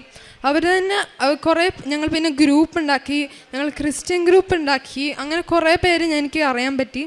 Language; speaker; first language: Malayalam; early bilingual, heritage; Malayalam